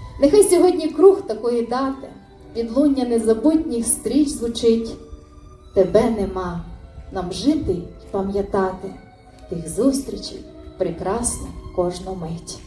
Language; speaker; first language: Ukrainian; native; Ukrainian